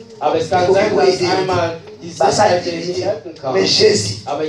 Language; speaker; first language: German; non-native, fluent; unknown